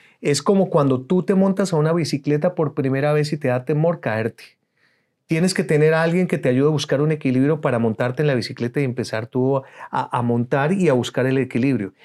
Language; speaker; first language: Spanish; native; Spanish